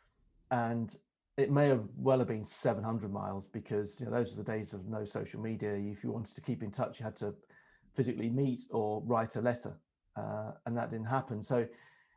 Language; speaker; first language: English; native; English